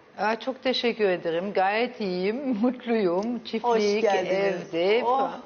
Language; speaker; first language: Turkish; early bilingual, heritage; Turkish